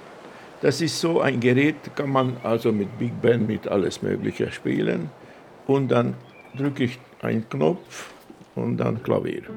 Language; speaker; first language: German; non-native, fluent; Hungarian